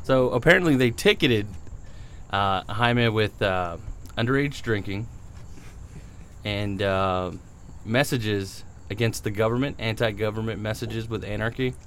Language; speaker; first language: English; early bilingual, other home language; Spanish